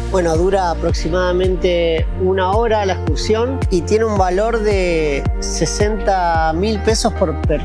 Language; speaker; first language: Spanish; native; Spanish